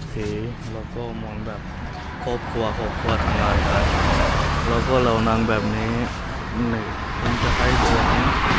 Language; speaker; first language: Thai; non-native, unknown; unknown